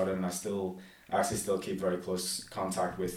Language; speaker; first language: English; native; English